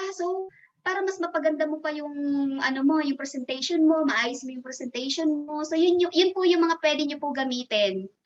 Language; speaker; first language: Filipino; non-native, local second language; Masbatenyo